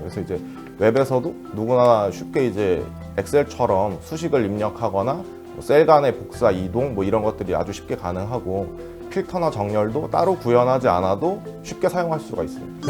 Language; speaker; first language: Korean; native; Korean